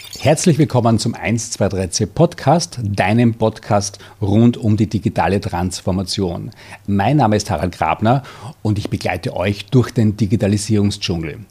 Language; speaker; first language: German; native; German